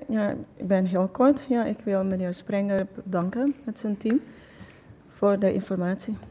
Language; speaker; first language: Dutch; non-native, local second language; Papiamento